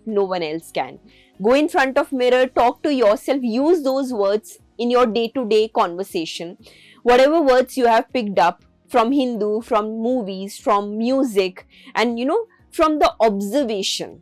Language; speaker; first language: English; non-native, local second language; Hindi